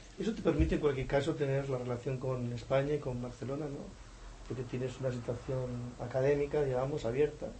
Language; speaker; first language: Spanish; native; Spanish